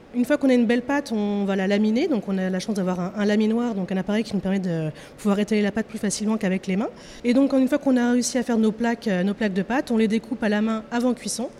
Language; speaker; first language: French; native; French